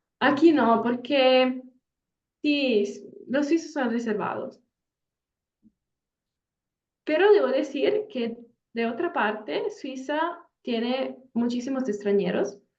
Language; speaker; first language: Spanish; non-native, fluent; Italian